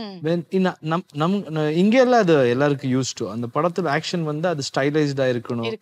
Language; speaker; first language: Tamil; non-native, local second language; Kannada